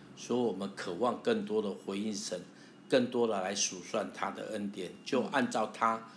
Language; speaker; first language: Chinese; native; Chinese